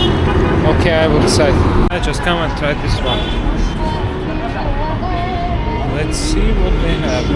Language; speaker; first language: English; non-native, fluent; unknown